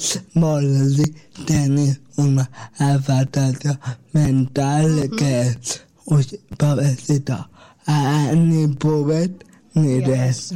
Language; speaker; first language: Catalan; non-native, local second language; Spanish